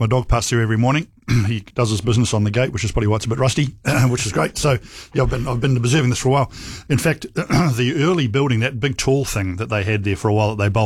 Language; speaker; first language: English; native; English